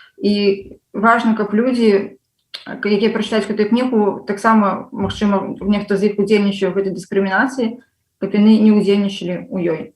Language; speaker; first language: Belarusian; non-native, local second language; Russian